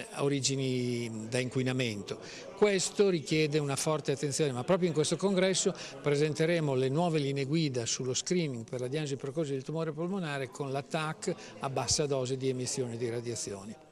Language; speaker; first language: Italian; native; Italian